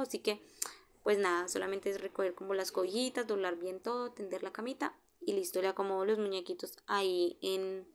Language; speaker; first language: Spanish; native; Spanish